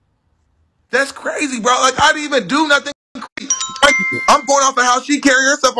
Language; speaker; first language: English; native; English